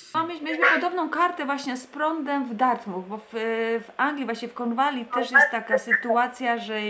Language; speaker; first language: Polish; native; Polish